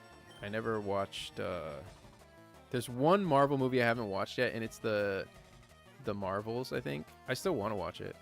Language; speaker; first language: English; native; English